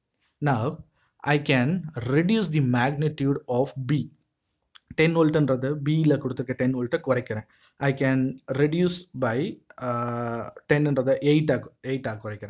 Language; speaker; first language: English; non-native, local second language; Tamil